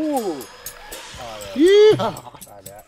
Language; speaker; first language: Spanish; native; Spanish